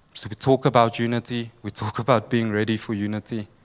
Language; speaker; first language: English; native; English